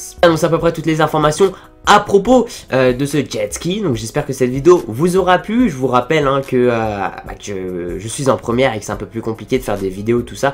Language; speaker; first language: French; native; French